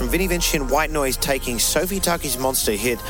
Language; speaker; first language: English; native; English